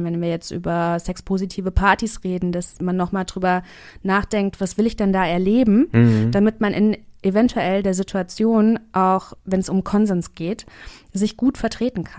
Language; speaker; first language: German; native; German